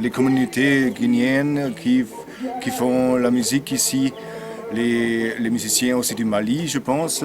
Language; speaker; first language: French; non-native, learner; German